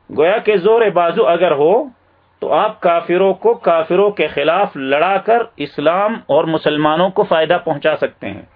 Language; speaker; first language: Urdu; native; Urdu